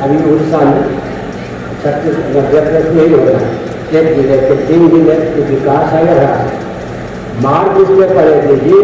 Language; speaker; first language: Hindi; non-native, local second language; Maithili